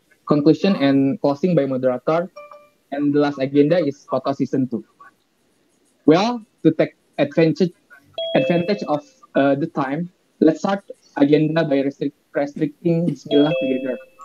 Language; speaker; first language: English; non-native, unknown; Indonesian